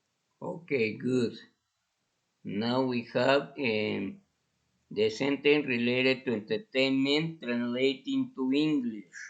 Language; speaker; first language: English; non-native, fluent; Spanish